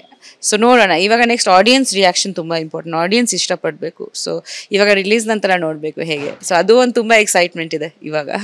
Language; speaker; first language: Kannada; non-native, fluent; Bangla